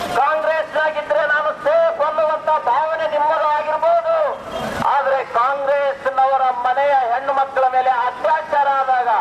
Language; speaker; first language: Kannada; native; Kannada